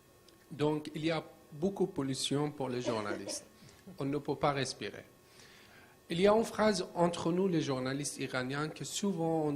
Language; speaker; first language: French; non-native, learner; Persian